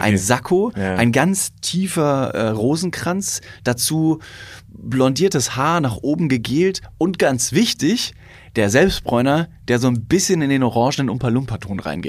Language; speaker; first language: German; native; German